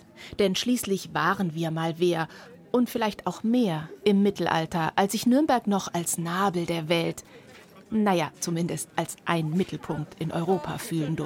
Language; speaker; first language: German; native; German